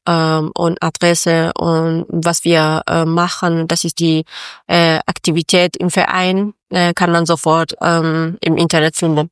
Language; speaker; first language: German; non-native, learner; Persian